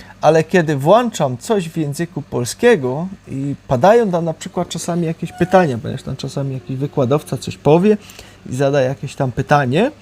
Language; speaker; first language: Polish; early bilingual, heritage; Polish